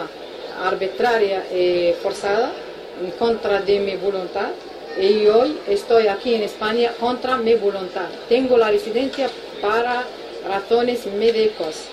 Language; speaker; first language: Spanish; non-native, fluent; Arabic